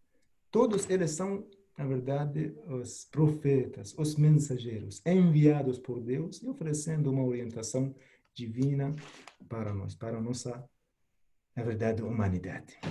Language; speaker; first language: Portuguese; non-native, fluent; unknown